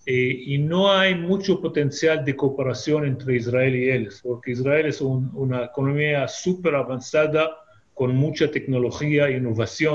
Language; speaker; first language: Spanish; non-native, fluent; Hebrew